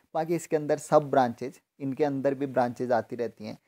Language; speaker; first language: Hindi; native; Hindi